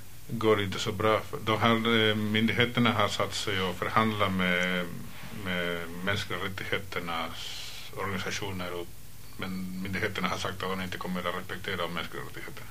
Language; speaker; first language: Swedish; non-native, fluent; Spanish